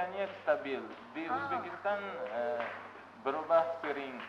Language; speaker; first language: Indonesian; non-native, learner; Uzbek